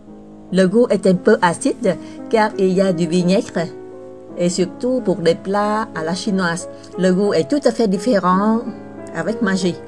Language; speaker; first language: French; non-native, fluent; Vietnamese